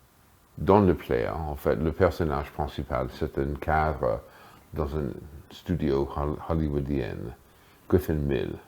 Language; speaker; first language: French; non-native, fluent; English